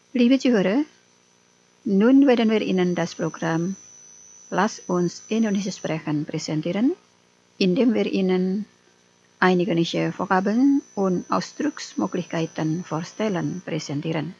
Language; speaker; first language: German; non-native, fluent; Indonesian